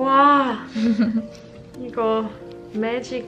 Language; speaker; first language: Korean; non-native, fluent; Danish